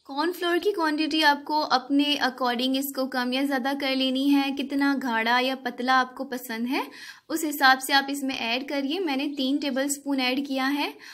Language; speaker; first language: Hindi; native; Hindi